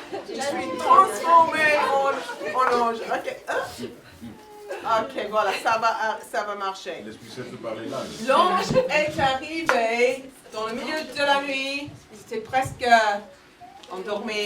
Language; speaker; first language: French; non-native, fluent; English